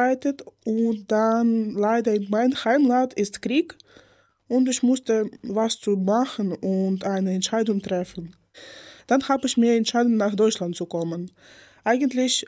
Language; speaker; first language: German; non-native, learner; Ukrainian